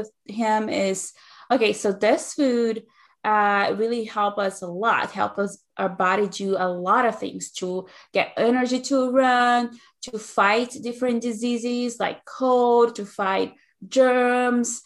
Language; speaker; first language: English; non-native, fluent; Portuguese